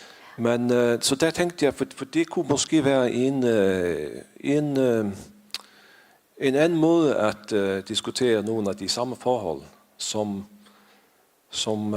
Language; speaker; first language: Danish; non-native, fluent; Faroese